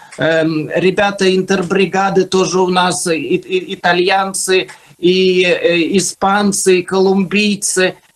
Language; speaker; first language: Russian; non-native, fluent; Finnish